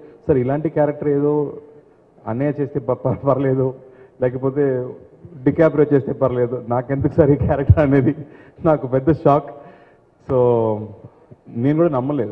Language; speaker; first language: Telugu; non-native, learner; Tamil